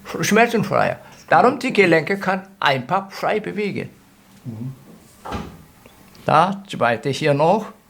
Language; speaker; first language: German; non-native, learner; Korean